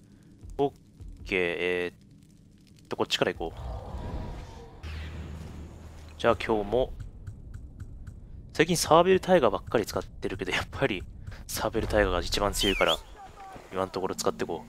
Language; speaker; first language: Japanese; native; Japanese